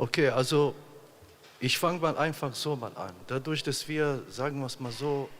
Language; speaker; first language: German; non-native, fluent; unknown